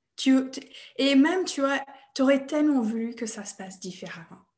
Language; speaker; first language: French; non-native, fluent; English